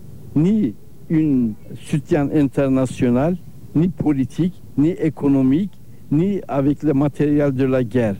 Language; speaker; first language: French; non-native, learner; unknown